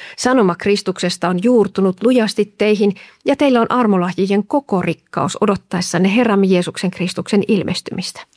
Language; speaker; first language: Finnish; native; Finnish